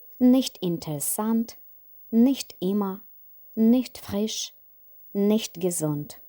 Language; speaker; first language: German; non-native, fluent; Ukrainian